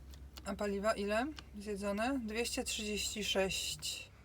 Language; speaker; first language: Polish; native; Polish